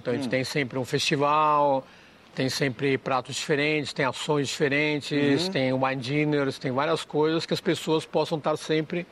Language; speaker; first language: Portuguese; native; Portuguese